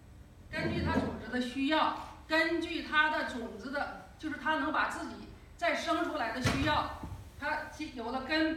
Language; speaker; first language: Chinese; native; Chinese